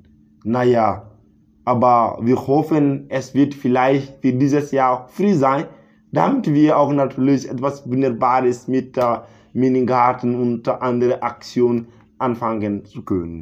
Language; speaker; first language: German; non-native, learner; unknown